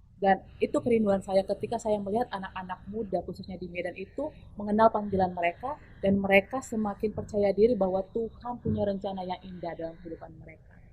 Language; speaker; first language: Indonesian; native; Indonesian